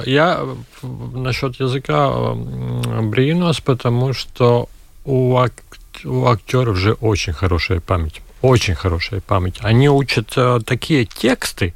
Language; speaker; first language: Russian; non-native, local second language; Latvian